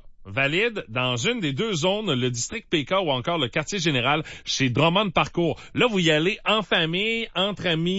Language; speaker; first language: French; native; French